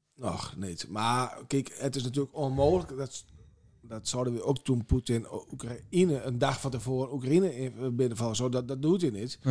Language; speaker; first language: Dutch; native; Dutch